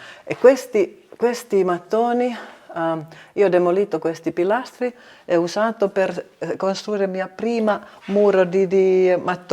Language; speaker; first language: Italian; non-native, learner; Finnish